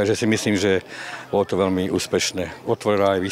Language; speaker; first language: Slovak; native; Slovak